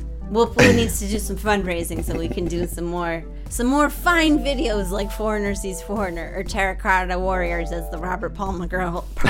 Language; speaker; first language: English; native; English